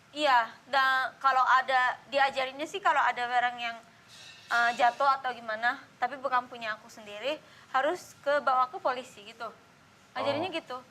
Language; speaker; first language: Indonesian; non-native, fluent; Japanese